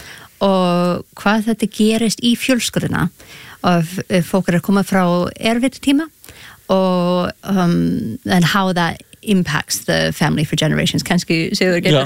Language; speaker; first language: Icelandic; non-native, learner; English